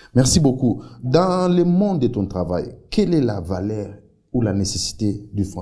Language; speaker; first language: French; non-native, fluent; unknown